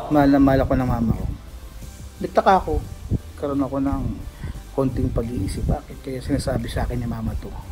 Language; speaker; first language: Filipino; native; Filipino